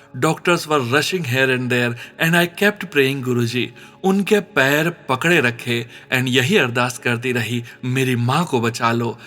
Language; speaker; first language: Hindi; native; Hindi